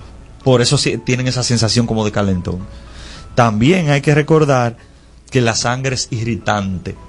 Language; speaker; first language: Spanish; native; Spanish